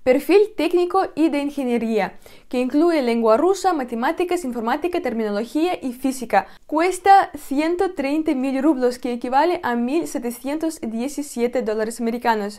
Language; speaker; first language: Spanish; non-native, fluent; Russian